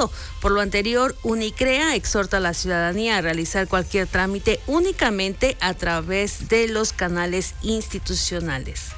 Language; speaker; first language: Spanish; native; Spanish